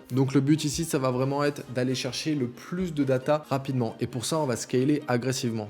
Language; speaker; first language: French; native; French